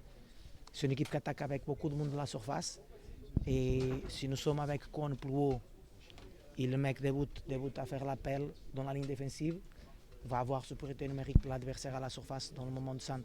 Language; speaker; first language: French; non-native, fluent; Portuguese